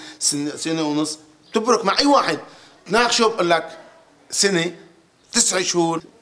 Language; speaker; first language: Arabic; native; Arabic